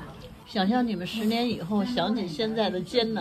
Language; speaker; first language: Chinese; native; Chinese